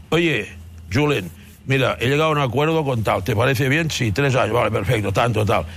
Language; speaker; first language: Spanish; non-native, local second language; Catalan